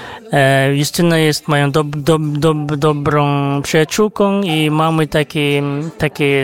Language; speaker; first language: Polish; non-native, fluent; Kazakh